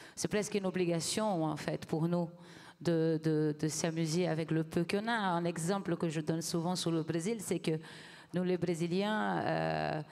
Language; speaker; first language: French; non-native, fluent; Portuguese